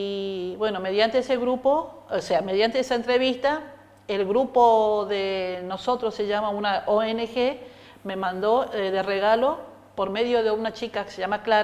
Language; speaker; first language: Spanish; native; Spanish